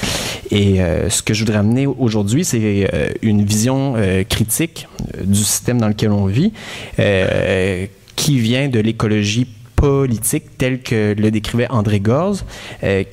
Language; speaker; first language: French; native; French